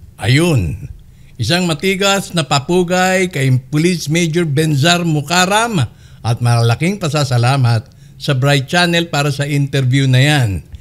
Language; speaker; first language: Filipino; native; Filipino